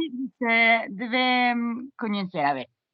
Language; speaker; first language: Portuguese; non-native, learner; Spanish